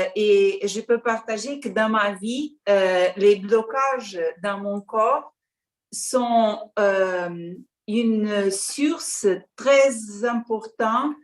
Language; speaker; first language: French; non-native, learner; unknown